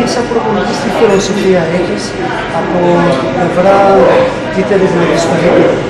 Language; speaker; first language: Greek; early bilingual, heritage; English